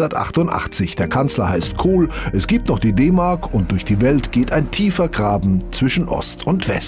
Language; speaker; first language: German; native; German